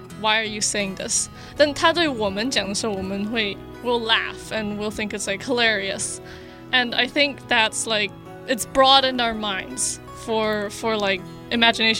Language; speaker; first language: English; early bilingual, other home language; Chinese